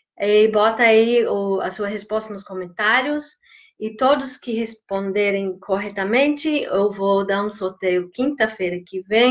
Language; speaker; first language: Portuguese; non-native, fluent; English